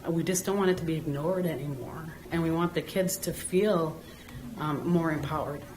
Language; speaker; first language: English; native; English